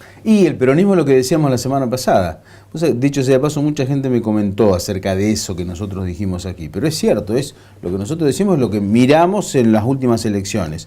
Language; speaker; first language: Spanish; native; Spanish